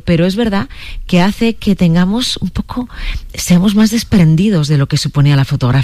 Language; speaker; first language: Spanish; native; Spanish